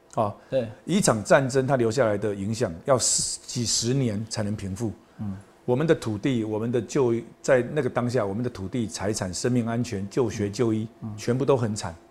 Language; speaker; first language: Chinese; non-native, local second language; Min Nan Chinese